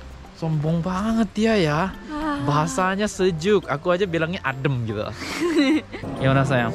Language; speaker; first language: Indonesian; native; Indonesian